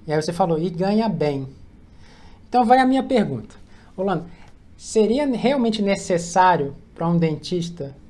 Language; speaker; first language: Portuguese; native; Portuguese